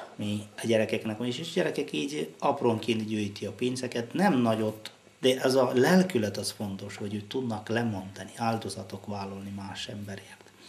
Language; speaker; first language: Hungarian; non-native, fluent; Malayalam